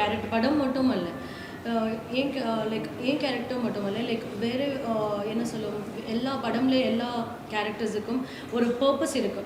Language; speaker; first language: Tamil; non-native, learner; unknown